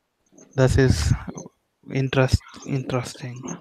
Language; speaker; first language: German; non-native, learner; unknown